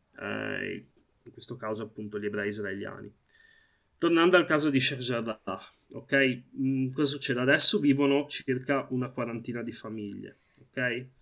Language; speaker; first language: Italian; early bilingual, other home language; Arabic